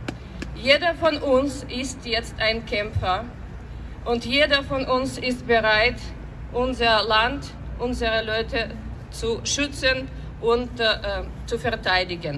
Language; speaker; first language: German; non-native, fluent; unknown